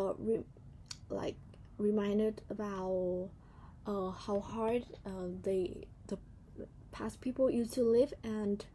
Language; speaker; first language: English; non-native, learner; Vietnamese